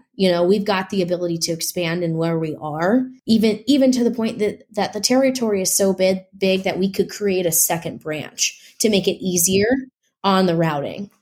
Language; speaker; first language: English; native; English